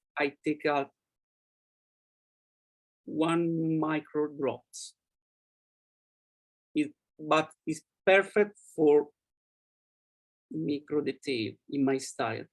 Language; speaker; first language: English; non-native, learner; Italian